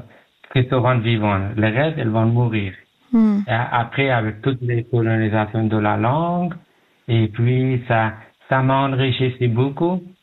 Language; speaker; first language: French; non-native, learner; Pashto